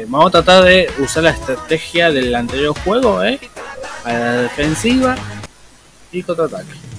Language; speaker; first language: Spanish; native; Spanish